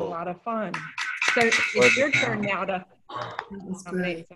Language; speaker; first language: English; native; English